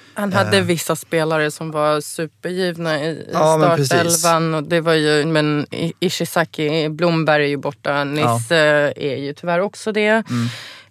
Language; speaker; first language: Swedish; native; Swedish